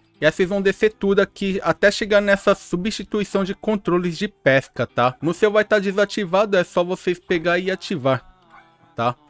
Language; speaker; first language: Portuguese; native; Portuguese